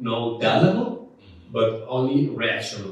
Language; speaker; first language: English; non-native, learner; Spanish